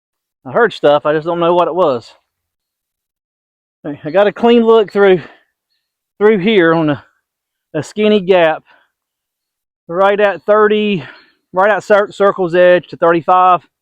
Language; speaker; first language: English; native; English